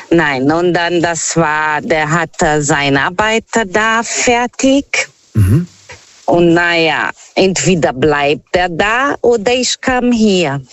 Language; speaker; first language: German; non-native, fluent; Portuguese